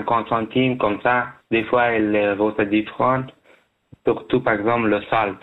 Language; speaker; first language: French; non-native, fluent; Persian